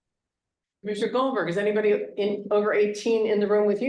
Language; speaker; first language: English; native; English